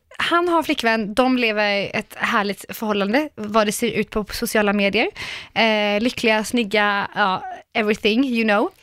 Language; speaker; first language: Swedish; native; Swedish